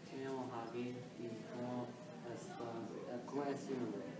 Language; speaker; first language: Spanish; non-native, learner; English